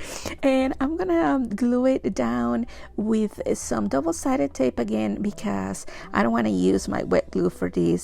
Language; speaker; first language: English; non-native, fluent; Spanish